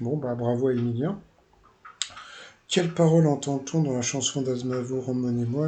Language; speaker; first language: French; native; French